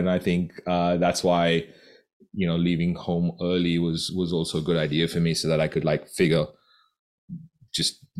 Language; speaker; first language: English; non-native, local second language; Konkani